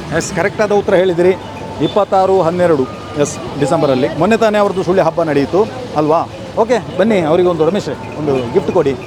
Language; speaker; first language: Kannada; native; Kannada